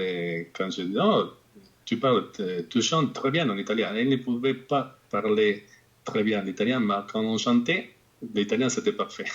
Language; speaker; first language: French; non-native, fluent; Spanish